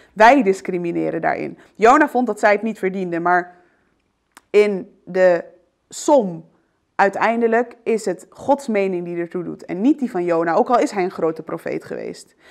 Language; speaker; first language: Dutch; early bilingual, other home language; Arabic